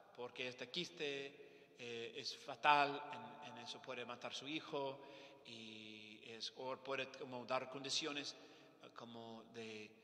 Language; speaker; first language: Spanish; non-native, fluent; English